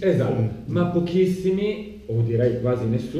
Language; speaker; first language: Italian; native; Italian